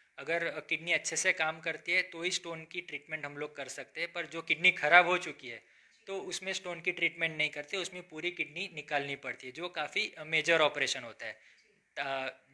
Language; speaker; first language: Hindi; non-native, local second language; Gujarati